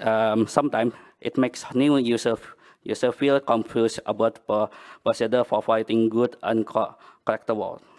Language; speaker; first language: English; non-native, learner; Banjar